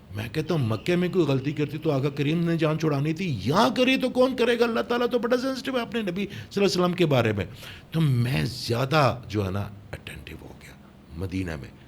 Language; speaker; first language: Urdu; non-native, local second language; Pashto